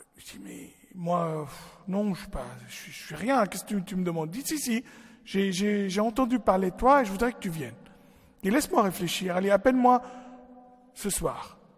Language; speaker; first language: French; non-native, local second language; Arabic